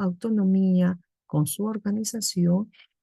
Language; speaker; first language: Spanish; native; Spanish